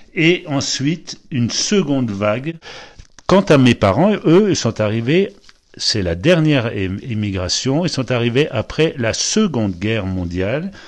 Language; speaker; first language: French; early bilingual, other home language; Polish